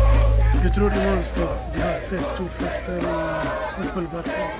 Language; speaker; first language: Swedish; non-native, learner; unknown